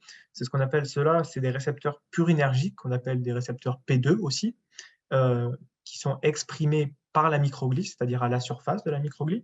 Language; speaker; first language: French; native; French